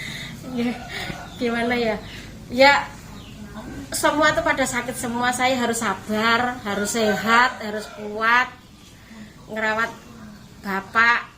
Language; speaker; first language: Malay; non-native, local second language; Javanese